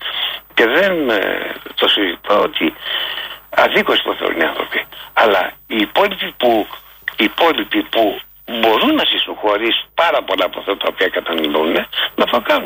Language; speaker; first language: Greek; native; Greek